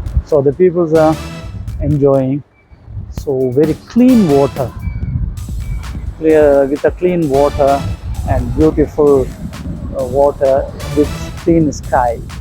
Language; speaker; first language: English; non-native, local second language; Tamil